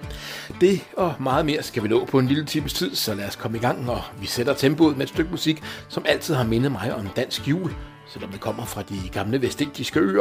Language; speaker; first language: Danish; native; Danish